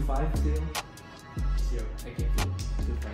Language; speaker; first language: English; non-native, learner; Thai